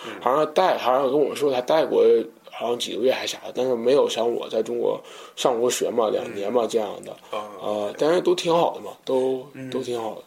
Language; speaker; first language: Chinese; non-native, fluent; English